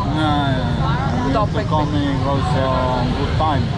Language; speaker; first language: English; non-native, fluent; Polish